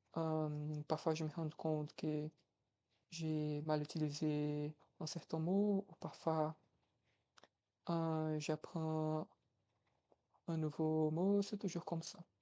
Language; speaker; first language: French; non-native, fluent; Portuguese